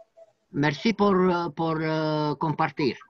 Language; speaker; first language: Spanish; non-native, learner; French